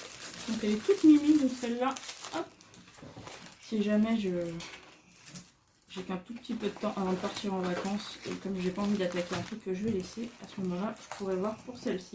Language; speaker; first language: French; native; French